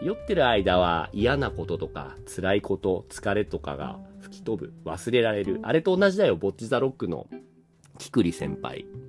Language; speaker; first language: Japanese; native; Japanese